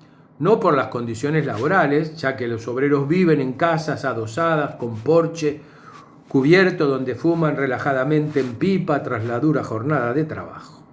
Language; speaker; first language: Spanish; native; Spanish